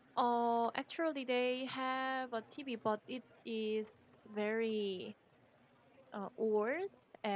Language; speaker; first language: English; non-native, learner; Korean